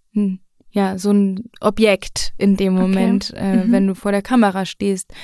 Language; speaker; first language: German; native; German